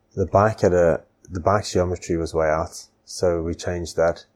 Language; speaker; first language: English; native; English